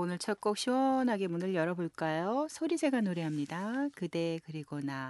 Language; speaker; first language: Korean; native; Korean